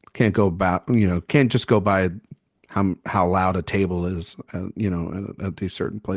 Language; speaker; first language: English; native; English